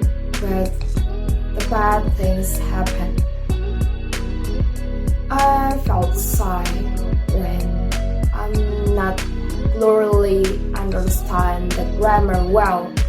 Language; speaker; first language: English; non-native, fluent; Indonesian